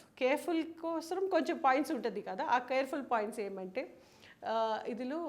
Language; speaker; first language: Telugu; non-native, local second language; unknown